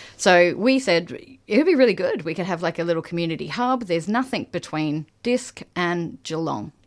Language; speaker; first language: English; native; English